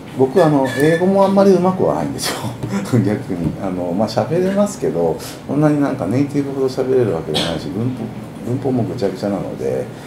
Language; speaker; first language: Japanese; native; Japanese